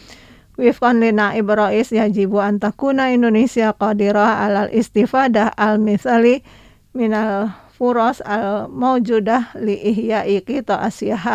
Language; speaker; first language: Arabic; non-native, fluent; Indonesian